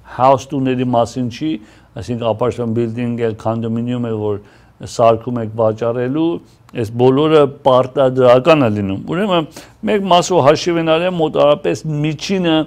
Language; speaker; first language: Armenian; early bilingual, heritage; Armenian